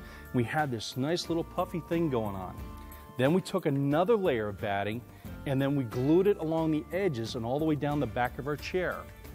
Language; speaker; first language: English; native; English